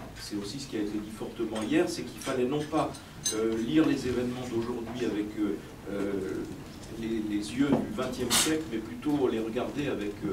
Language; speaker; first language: French; native; French